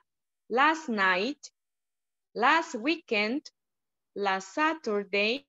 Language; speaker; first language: English; non-native, learner; Spanish